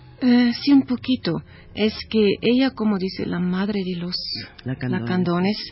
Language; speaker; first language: Spanish; non-native, learner; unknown